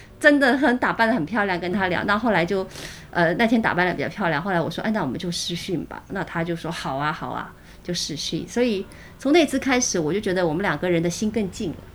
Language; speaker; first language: Chinese; native; Chinese